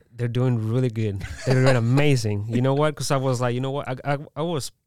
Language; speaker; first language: English; early bilingual, other home language; Spanish